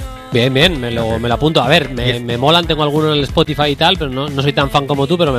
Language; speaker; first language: Spanish; native; Spanish